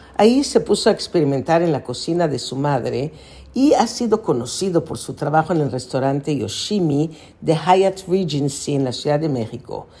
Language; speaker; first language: Spanish; native; Spanish